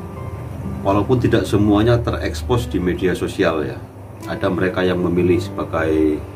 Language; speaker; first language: Indonesian; native; Indonesian